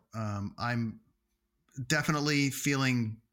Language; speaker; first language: English; native; English